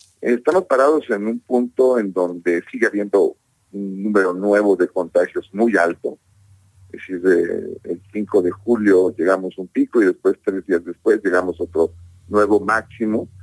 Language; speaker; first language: Spanish; native; Spanish